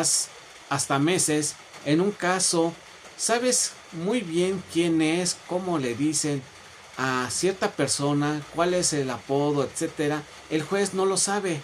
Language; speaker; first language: Spanish; native; Spanish